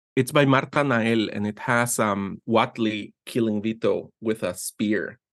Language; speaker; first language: English; non-native, fluent; Spanish